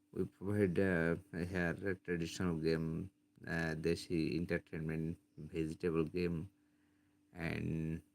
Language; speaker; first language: English; non-native, local second language; Bangla